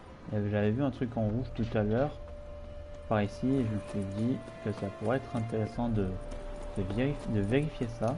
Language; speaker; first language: French; native; French